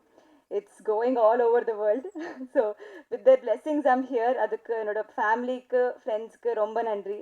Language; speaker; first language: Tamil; non-native, learner; Telugu